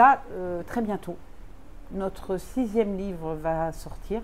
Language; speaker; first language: French; native; French